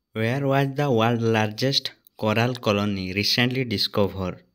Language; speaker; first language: English; non-native, local second language; Odia